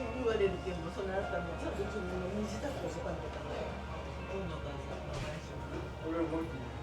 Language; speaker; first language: Japanese; native; Japanese